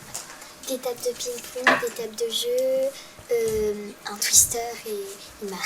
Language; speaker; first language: French; native; French